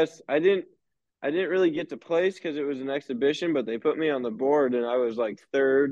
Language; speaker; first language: English; native; English